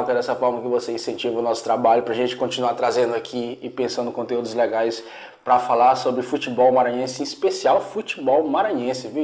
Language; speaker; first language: Portuguese; native; Portuguese